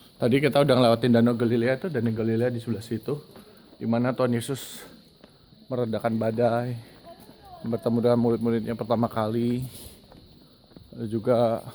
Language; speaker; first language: Indonesian; native; Indonesian